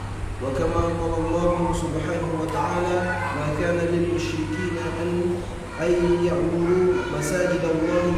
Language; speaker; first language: Arabic; non-native, learner; Indonesian